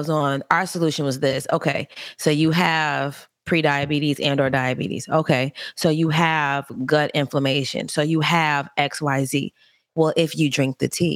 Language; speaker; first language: English; native; English